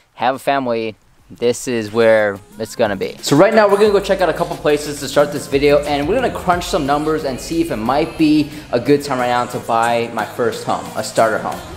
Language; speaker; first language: English; native; English